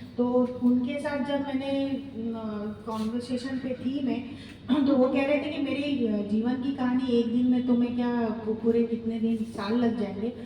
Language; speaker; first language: Hindi; non-native, local second language; Bangla